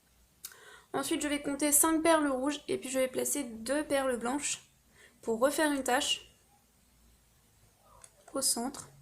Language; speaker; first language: French; native; French